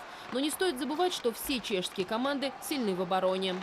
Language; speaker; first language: Russian; native; Russian